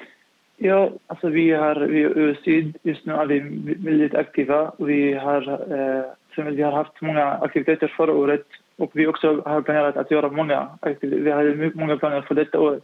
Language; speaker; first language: Swedish; non-native, fluent; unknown